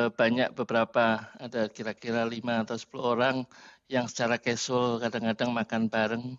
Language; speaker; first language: Indonesian; native; Indonesian